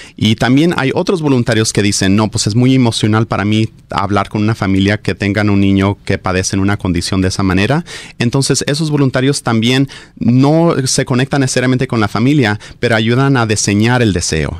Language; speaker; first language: Spanish; early bilingual, heritage; Spanish